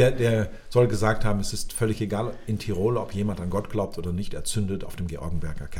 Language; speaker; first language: German; native; German